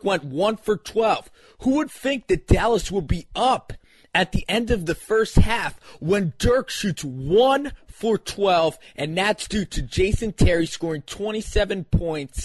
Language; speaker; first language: English; native; English